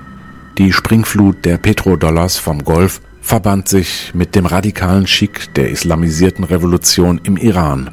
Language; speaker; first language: German; native; German